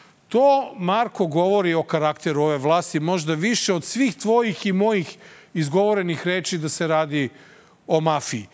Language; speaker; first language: Serbian; native; Serbian